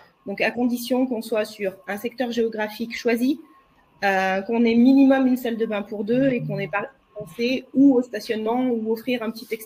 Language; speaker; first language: French; native; French